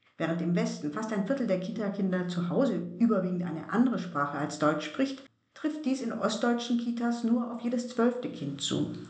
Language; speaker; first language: German; native; German